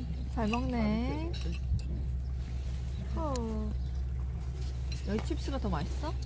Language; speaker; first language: Korean; native; Korean